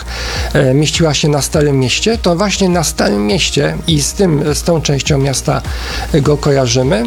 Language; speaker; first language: Polish; native; Polish